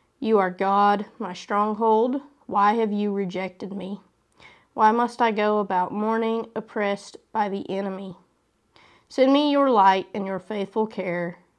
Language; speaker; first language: English; native; English